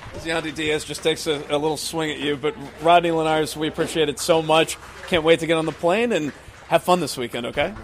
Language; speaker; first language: English; native; English